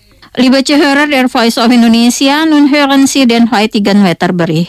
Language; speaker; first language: German; non-native, fluent; Indonesian